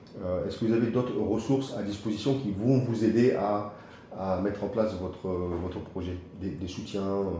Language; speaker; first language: French; native; French